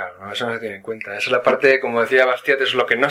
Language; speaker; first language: Spanish; native; Spanish